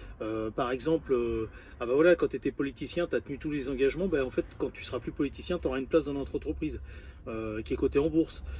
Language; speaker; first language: French; native; French